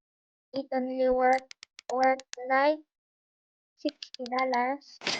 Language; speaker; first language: English; non-native, learner; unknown